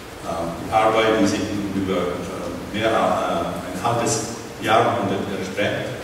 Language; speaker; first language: German; non-native, fluent; Czech